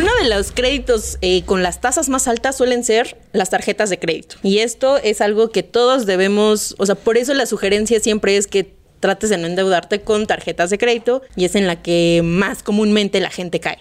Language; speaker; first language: Spanish; native; Spanish